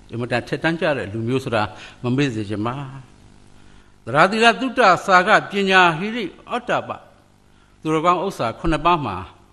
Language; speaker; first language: Burmese; native; Burmese